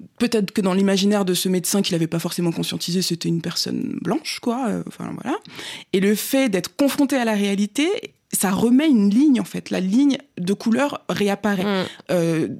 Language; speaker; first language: French; early bilingual, other home language; Lingala